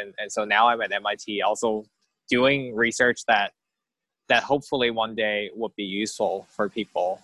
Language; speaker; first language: English; non-native, local second language; Cantonese